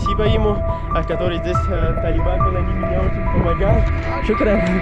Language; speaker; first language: Russian; non-native, learner; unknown